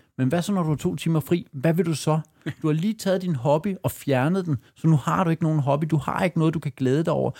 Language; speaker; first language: Danish; native; Danish